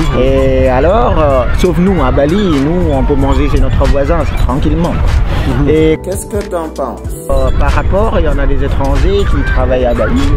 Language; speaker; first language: French; non-native, fluent; Balinese